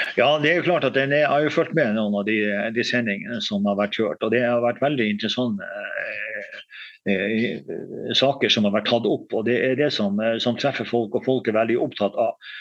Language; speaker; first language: Norwegian; native; Norwegian